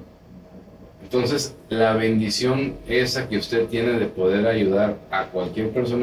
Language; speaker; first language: Spanish; native; Spanish